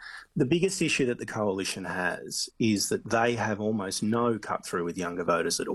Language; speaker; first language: English; native; English